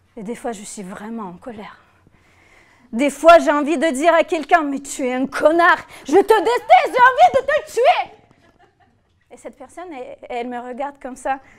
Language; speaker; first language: French; non-native, fluent; Russian